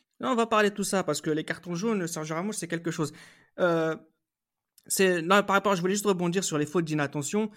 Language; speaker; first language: French; native; French